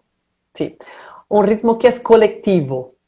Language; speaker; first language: Spanish; non-native, fluent; Portuguese